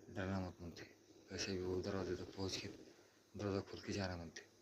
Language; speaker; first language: Hindi; non-native, local second language; Marathi